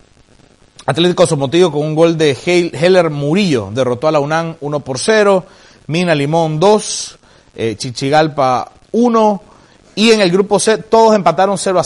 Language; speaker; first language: Spanish; native; Spanish